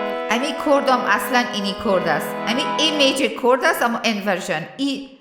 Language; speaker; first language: Persian; native; Persian